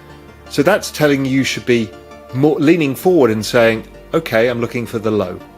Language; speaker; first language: English; native; English